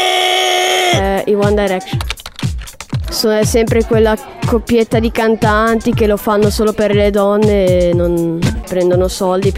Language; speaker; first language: Italian; native; Italian